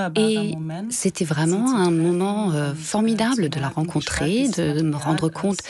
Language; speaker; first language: French; non-native, fluent; German